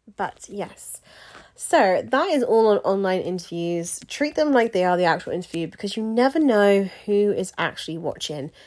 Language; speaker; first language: English; native; English